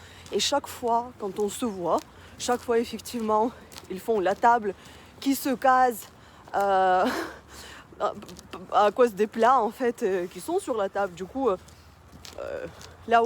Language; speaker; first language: French; non-native, fluent; Russian